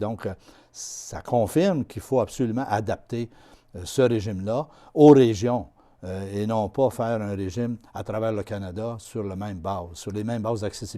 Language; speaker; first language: French; native; French